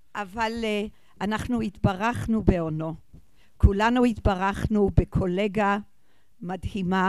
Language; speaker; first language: Hebrew; non-native, fluent; English